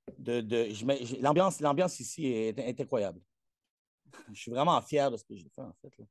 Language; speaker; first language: French; non-native, fluent; Spanish